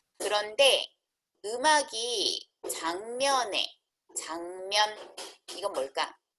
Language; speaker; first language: Korean; native; Korean